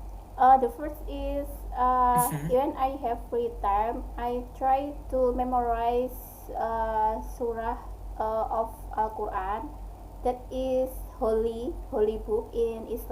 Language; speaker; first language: English; non-native, learner; Indonesian